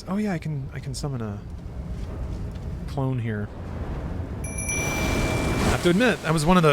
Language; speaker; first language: English; native; English